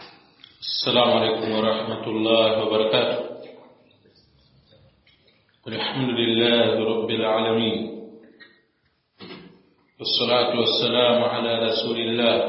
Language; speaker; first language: Arabic; non-native, fluent; Swahili